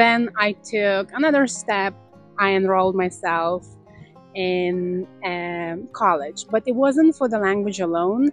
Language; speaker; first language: English; non-native, fluent; Lithuanian